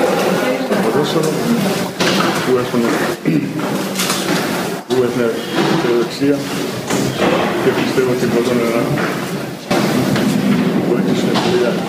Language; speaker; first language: Greek; non-native, fluent; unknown